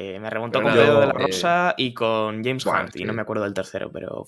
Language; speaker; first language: Spanish; native; Spanish